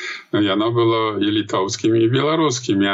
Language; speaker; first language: Polish; non-native, learner; Belarusian